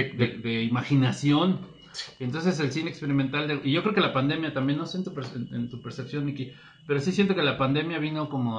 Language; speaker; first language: Spanish; native; Spanish